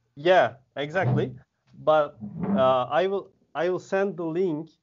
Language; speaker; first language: English; non-native, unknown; Turkish